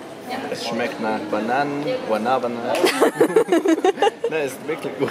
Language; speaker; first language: German; non-native, learner; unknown